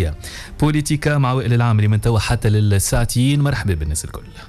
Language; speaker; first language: Arabic; native; Arabic